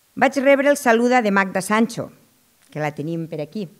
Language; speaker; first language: Catalan; native; Catalan